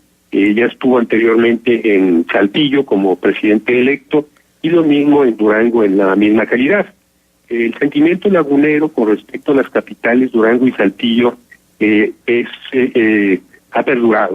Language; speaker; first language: Spanish; native; Spanish